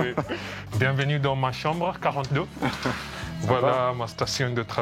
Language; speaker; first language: French; non-native, fluent; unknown